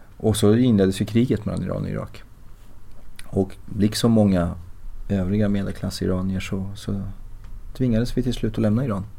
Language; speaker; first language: Swedish; early bilingual, other home language; Persian